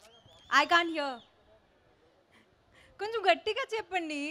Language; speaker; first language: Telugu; non-native, learner; Hindi